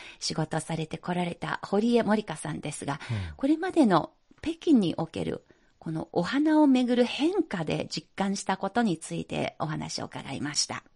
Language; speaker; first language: Japanese; non-native, fluent; Chinese